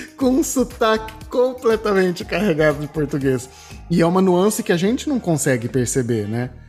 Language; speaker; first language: Portuguese; native; Portuguese